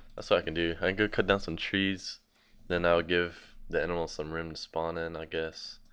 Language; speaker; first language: English; native; English